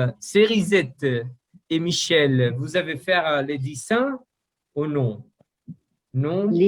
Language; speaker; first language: French; non-native, learner; Portuguese